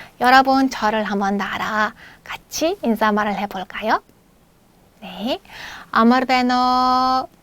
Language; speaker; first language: Korean; non-native, fluent; Mongolian